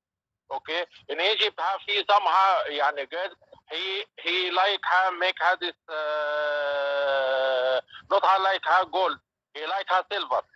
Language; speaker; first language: English; non-native, learner; Arabic